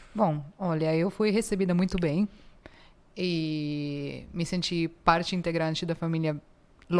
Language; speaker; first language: Portuguese; non-native, fluent; Italian